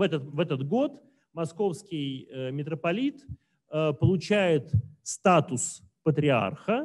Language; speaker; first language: Russian; native; Russian